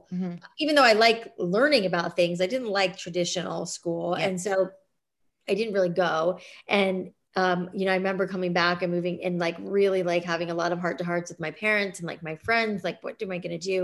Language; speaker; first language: English; native; English